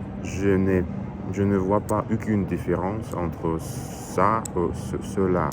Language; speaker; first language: French; non-native, learner; Russian